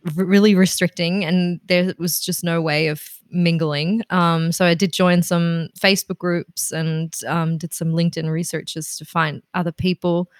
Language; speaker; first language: English; non-native, fluent; German